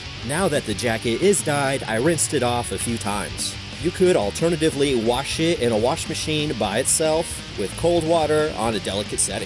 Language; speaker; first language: English; native; English